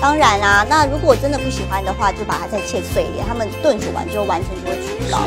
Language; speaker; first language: Chinese; native; Chinese